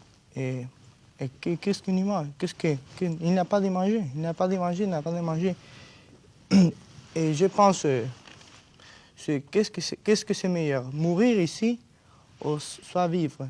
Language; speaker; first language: French; non-native, learner; Spanish